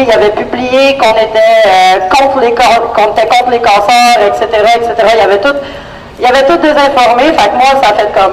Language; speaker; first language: French; native; French